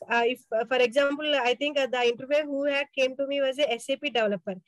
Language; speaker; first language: English; non-native, local second language; Telugu